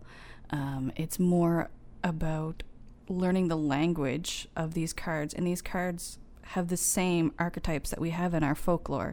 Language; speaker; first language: English; native; English